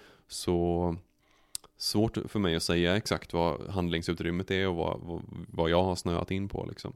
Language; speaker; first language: Swedish; native; Swedish